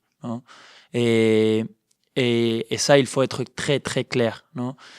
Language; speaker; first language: French; non-native, fluent; Spanish